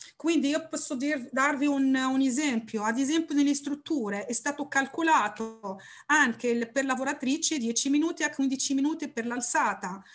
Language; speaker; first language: Italian; non-native, learner; Arabic